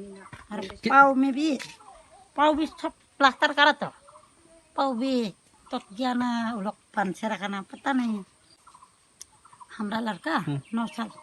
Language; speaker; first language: Hindi; non-native, local second language; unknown